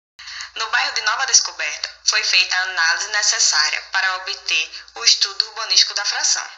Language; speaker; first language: Portuguese; native; Portuguese